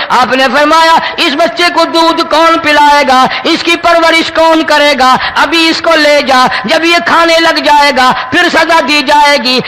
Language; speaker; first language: Urdu; non-native, local second language; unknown